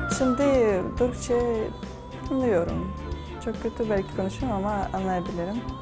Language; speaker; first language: Turkish; non-native, learner; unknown